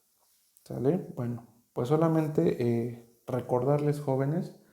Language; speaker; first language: Spanish; native; Spanish